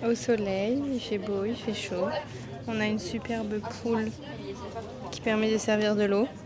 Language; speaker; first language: French; native; French